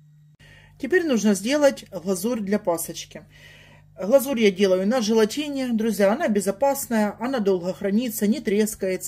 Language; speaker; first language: Russian; native; Russian